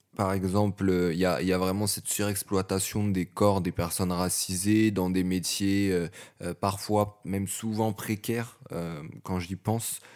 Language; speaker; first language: French; native; French